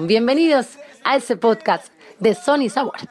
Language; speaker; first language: Spanish; native; Spanish